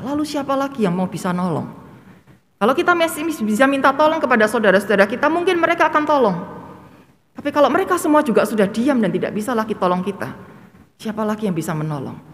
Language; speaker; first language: Indonesian; native; Indonesian